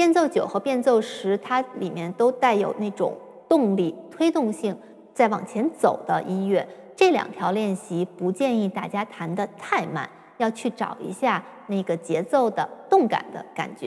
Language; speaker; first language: Chinese; native; Chinese